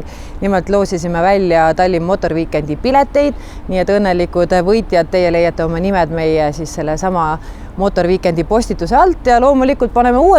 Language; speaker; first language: Estonian; native; Estonian